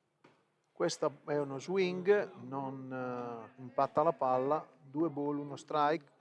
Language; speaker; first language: Italian; native; Italian